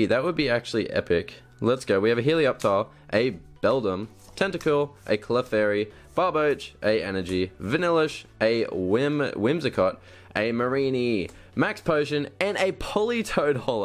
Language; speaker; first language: English; native; English